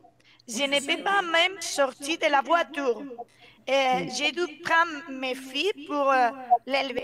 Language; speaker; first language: French; non-native, fluent; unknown